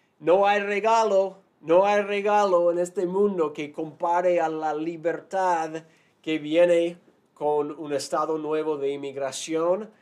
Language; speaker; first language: Spanish; non-native, fluent; English